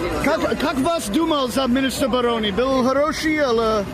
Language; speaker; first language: Russian; non-native, learner; English